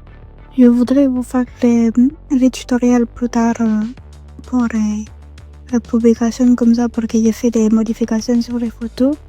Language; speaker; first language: French; non-native, learner; Spanish